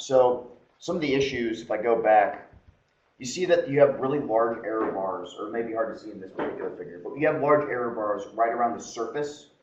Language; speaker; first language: English; native; English